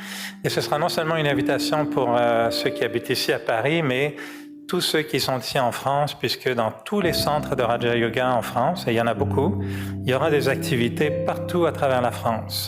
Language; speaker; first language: French; native; French